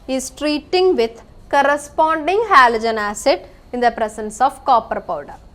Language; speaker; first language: English; non-native, local second language; Malayalam